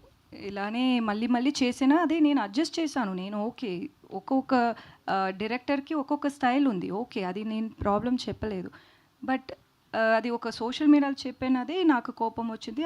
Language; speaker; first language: Telugu; non-native, learner; Tamil